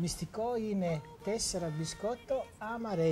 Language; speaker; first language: Greek; non-native, learner; Italian